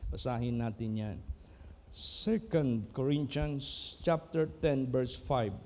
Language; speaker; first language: Filipino; non-native, local second language; Cebuano